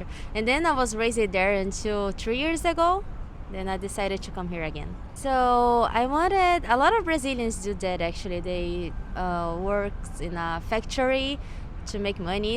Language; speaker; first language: English; non-native, fluent; Portuguese